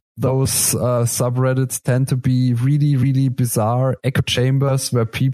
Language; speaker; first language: English; non-native, fluent; German